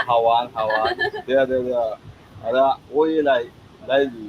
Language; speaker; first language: Chinese; non-native, learner; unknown